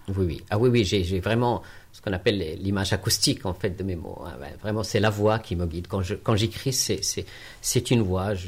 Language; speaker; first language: French; non-native, local second language; Arabic